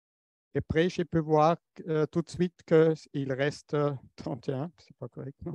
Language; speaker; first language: French; non-native, fluent; English